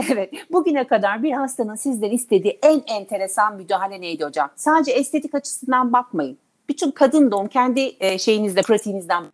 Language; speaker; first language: Turkish; native; Turkish